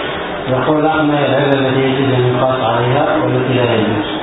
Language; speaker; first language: Arabic; native; Arabic